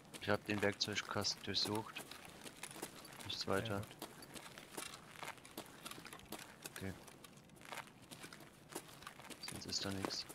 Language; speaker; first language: German; native; German